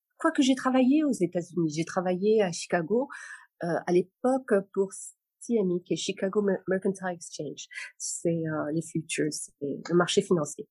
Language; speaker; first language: French; non-native, local second language; Arabic